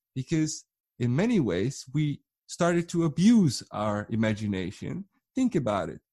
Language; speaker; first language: English; non-native, fluent; Dutch